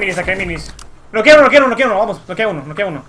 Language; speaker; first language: Spanish; native; Spanish